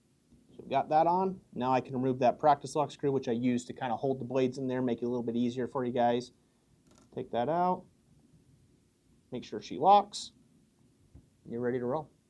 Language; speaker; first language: English; native; English